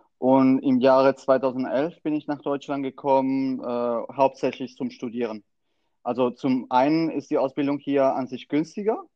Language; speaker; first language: German; non-native, fluent; Spanish